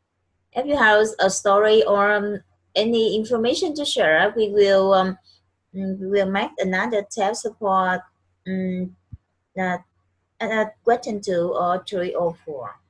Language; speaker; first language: English; non-native, learner; Vietnamese